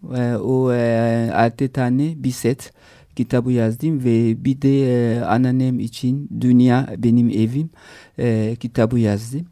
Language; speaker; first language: Turkish; non-native, learner; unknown